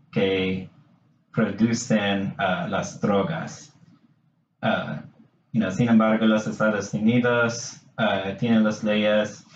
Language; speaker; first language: Spanish; non-native, learner; English